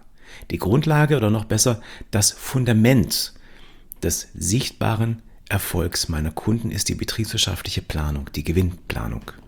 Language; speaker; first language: German; native; German